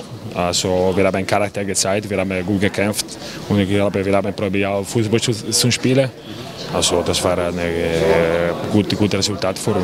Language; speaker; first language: German; non-native, fluent; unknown